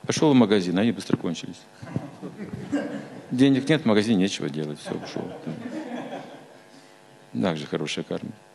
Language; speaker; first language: Russian; native; Russian